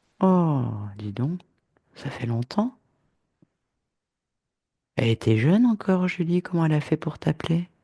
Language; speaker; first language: French; native; French